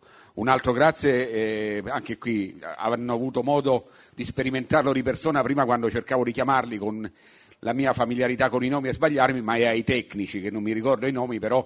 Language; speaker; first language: Italian; native; Italian